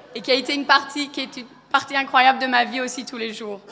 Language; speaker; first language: French; early bilingual, other home language; Polish